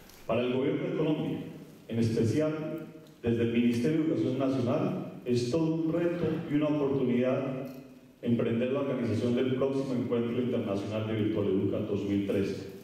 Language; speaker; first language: Spanish; native; Spanish